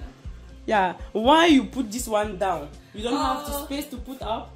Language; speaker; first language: English; non-native, learner; French